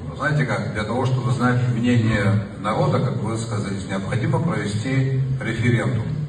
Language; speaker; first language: Russian; non-native, local second language; Abkhazian